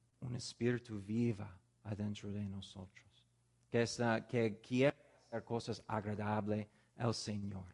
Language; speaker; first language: Spanish; non-native, fluent; English